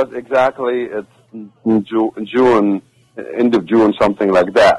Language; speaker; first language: English; non-native, learner; Arabic